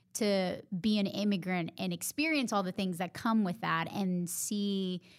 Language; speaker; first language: English; non-native, fluent; Spanish